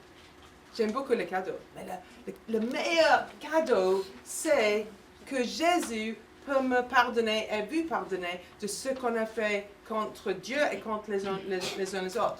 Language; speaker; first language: French; non-native, fluent; English